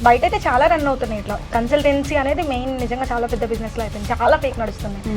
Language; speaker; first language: Telugu; native; Telugu